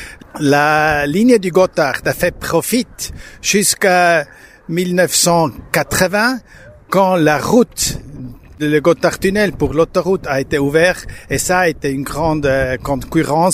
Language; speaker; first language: French; non-native, local second language; German